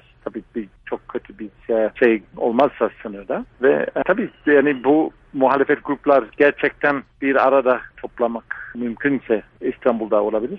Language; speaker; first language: Turkish; non-native, fluent; English